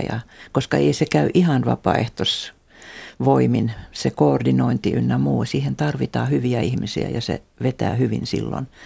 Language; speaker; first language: Finnish; native; Finnish